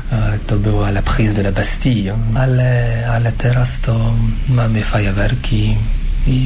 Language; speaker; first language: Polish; non-native, fluent; French